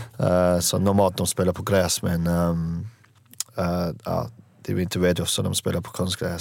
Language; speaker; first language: Swedish; non-native, learner; English